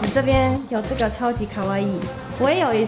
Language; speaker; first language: Chinese; native; Chinese